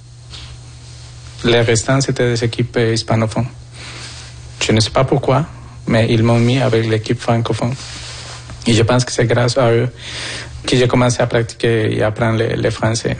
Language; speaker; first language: French; non-native, fluent; Spanish